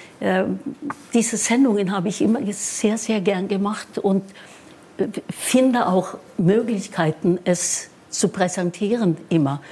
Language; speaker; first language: German; non-native, fluent; Norwegian